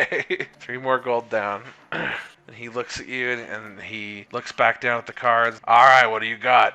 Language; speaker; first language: English; native; English